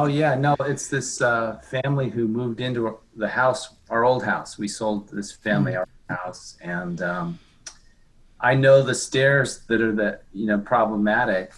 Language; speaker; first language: English; native; English